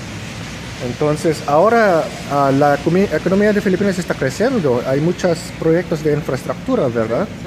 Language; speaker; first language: Spanish; non-native, fluent; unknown